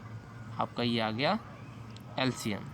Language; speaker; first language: Hindi; native; Hindi